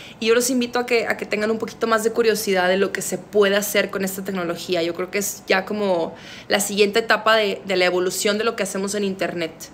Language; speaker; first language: Spanish; native; Spanish